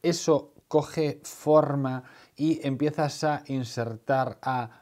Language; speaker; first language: Spanish; native; Spanish